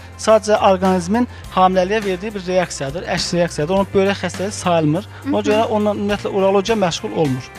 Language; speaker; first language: Azerbaijani; native; Azerbaijani